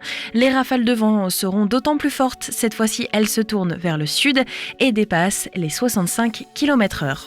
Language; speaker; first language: French; native; French